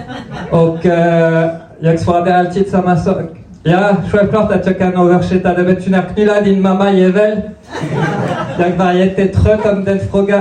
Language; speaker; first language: Swedish; non-native, fluent; French